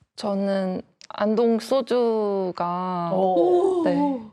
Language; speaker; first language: Korean; native; Korean